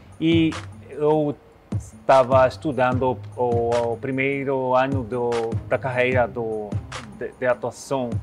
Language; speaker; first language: Portuguese; non-native, learner; Spanish